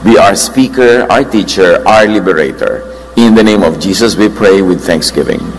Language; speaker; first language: English; non-native, local second language; Filipino